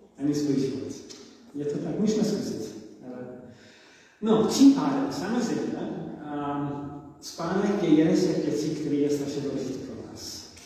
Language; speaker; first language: Czech; non-native, learner; English